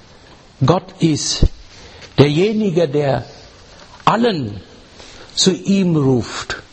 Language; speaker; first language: German; non-native, fluent; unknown